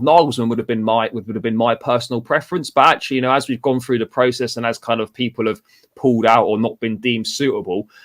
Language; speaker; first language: English; native; English